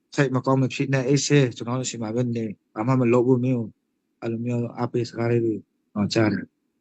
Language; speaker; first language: Burmese; non-native, local second language; Hakha Chin